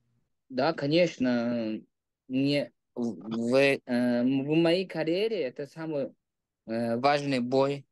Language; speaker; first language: Russian; non-native, local second language; Uzbek